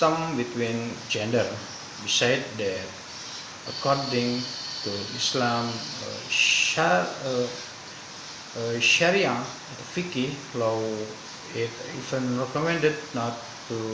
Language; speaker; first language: English; non-native, learner; Indonesian